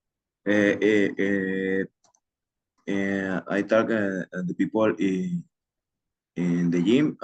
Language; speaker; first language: English; non-native, learner; Spanish